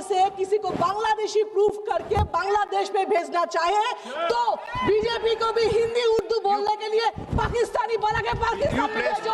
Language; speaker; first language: Hindi; non-native, local second language; Bangla